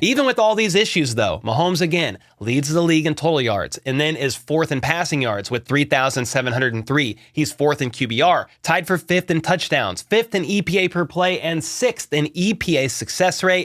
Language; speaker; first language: English; native; English